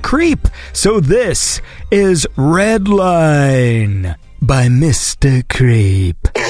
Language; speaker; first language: English; native; English